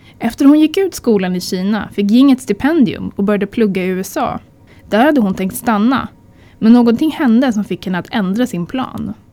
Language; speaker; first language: Swedish; native; Swedish